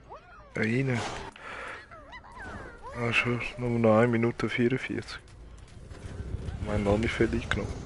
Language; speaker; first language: German; native; German